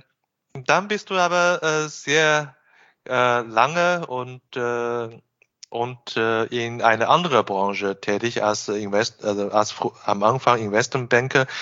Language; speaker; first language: German; non-native, fluent; Chinese